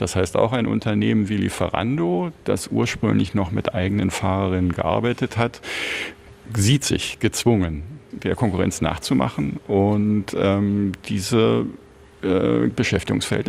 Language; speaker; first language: German; native; German